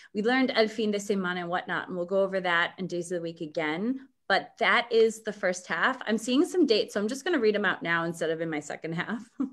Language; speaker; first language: English; native; English